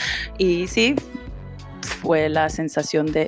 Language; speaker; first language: Spanish; early bilingual, heritage; Spanish